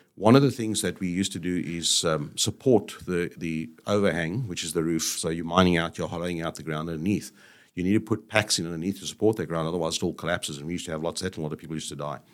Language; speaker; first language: English; native; English